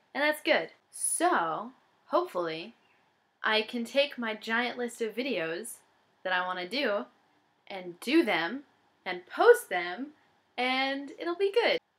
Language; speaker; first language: English; native; English